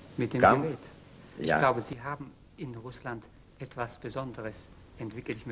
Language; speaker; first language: German; native; German